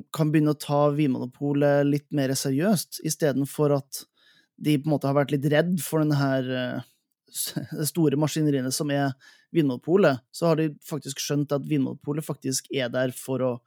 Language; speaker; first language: Norwegian; native; Norwegian